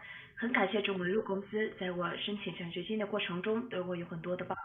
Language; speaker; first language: Chinese; non-native, fluent; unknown